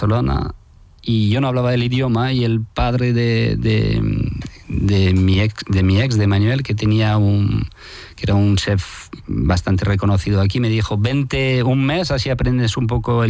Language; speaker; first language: Spanish; non-native, fluent; French